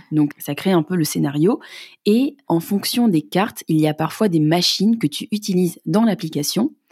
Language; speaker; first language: French; native; French